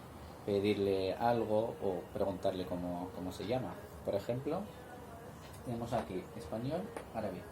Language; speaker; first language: Spanish; non-native, fluent; Arabic